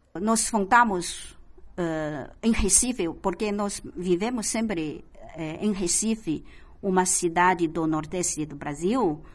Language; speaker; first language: Portuguese; non-native, fluent; Chinese